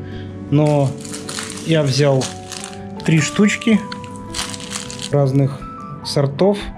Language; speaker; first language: Russian; native; Russian